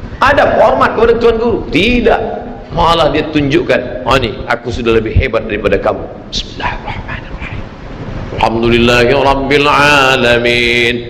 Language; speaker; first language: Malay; native; Malay